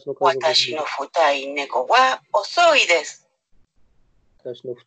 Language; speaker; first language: Japanese; non-native, learner; Spanish